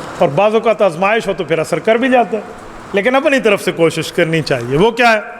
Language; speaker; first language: Urdu; non-native, local second language; Saraiki